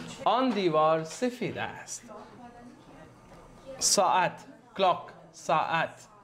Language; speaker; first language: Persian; non-native, fluent; Urdu